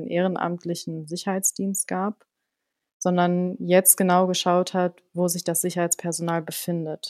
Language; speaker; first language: German; native; German